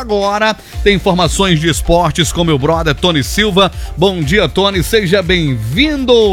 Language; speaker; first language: Portuguese; native; Portuguese